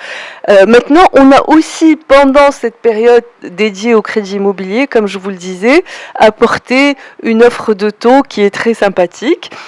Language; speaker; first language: French; non-native, local second language; Arabic